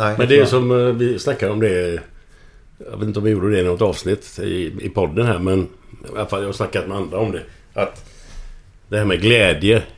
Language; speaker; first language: Swedish; native; Swedish